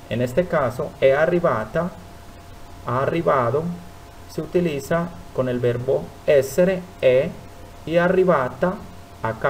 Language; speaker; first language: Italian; non-native, fluent; Spanish